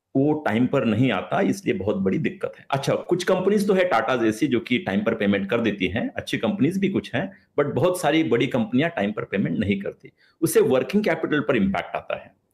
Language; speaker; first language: Hindi; non-native, local second language; Marathi